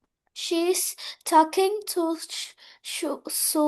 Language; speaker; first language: English; non-native, learner; Vietnamese